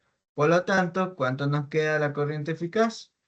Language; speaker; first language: Spanish; native; Spanish